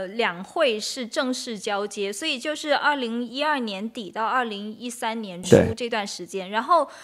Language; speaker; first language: Chinese; native; Chinese